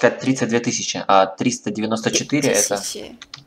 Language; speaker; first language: Russian; native; Russian